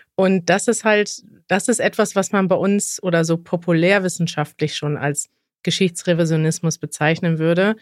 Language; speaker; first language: German; native; German